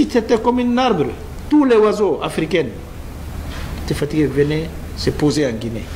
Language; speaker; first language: French; non-native, fluent; Upper Guinea Crioulo